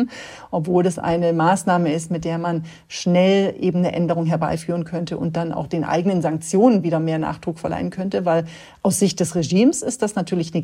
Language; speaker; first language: German; native; German